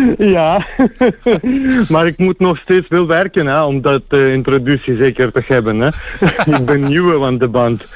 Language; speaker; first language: Dutch; non-native, learner; Ukrainian